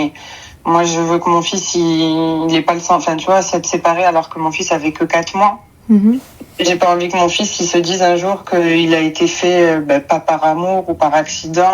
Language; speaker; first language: French; native; French